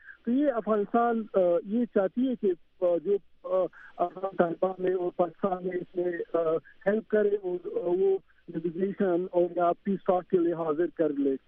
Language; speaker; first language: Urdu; non-native, fluent; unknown